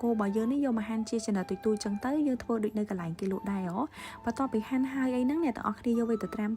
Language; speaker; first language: Khmer; native; Khmer